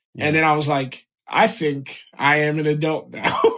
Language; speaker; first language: English; native; English